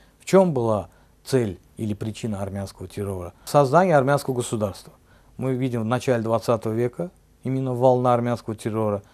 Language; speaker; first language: Russian; non-native, local second language; Azerbaijani